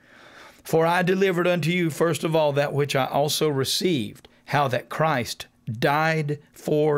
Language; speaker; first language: English; native; English